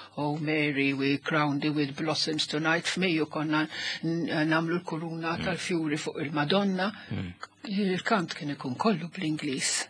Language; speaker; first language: Maltese; non-native, local second language; Italian